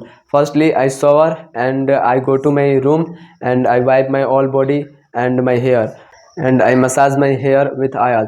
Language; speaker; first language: English; non-native, learner; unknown